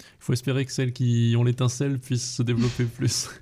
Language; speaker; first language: French; native; French